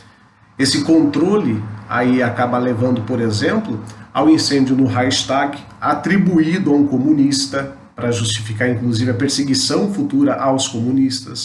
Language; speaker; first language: Portuguese; native; Portuguese